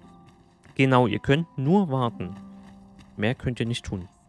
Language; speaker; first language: German; native; German